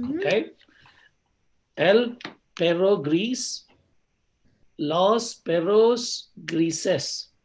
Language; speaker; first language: Spanish; non-native, learner; English